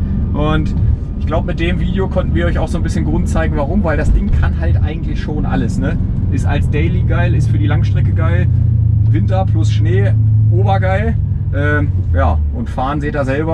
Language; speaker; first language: German; native; German